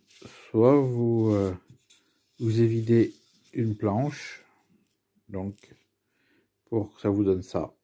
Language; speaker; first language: French; native; French